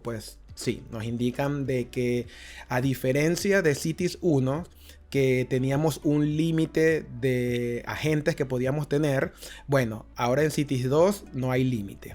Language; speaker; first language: Spanish; native; Spanish